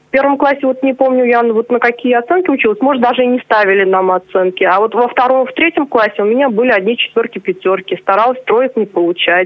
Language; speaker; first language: Russian; non-native, local second language; Chuvash